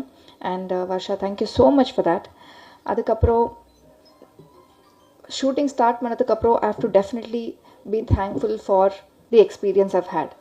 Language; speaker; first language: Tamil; non-native, learner; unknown